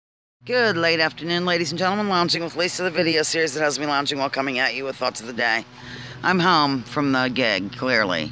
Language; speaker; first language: English; native; English